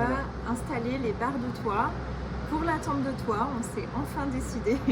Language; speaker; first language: French; native; French